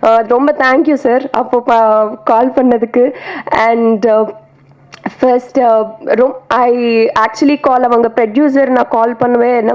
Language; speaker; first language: Tamil; non-native, learner; Telugu